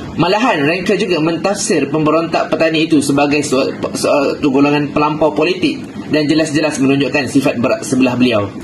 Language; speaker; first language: Malay; native; Malay